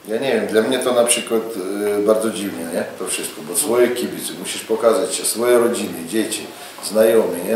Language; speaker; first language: Polish; non-native, fluent; Russian